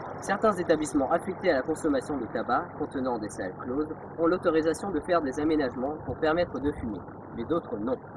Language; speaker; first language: French; native; French